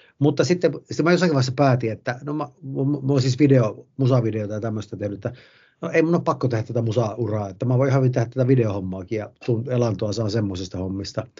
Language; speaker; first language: Finnish; native; Finnish